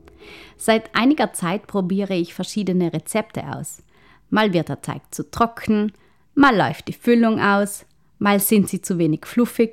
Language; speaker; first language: German; native; German